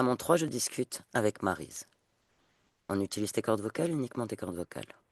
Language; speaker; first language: French; native; French